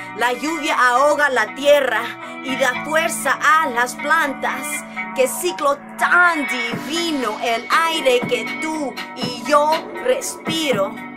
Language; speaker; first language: Spanish; early bilingual, heritage; Spanish